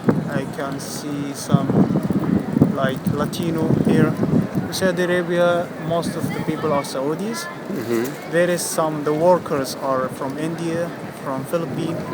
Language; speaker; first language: English; non-native, fluent; Arabic